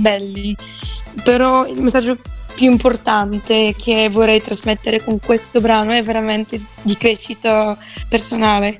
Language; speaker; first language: Italian; non-native, fluent; Bulgarian